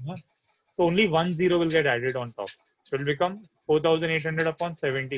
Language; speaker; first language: English; non-native, local second language; Hindi